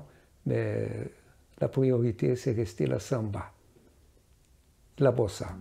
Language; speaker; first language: French; non-native, fluent; Portuguese